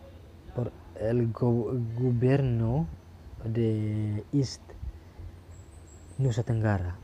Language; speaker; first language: Spanish; non-native, learner; Indonesian